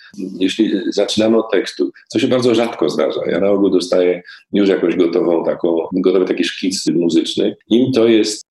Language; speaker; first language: Polish; native; Polish